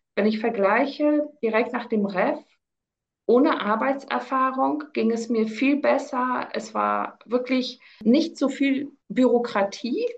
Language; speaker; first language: German; early bilingual, other home language; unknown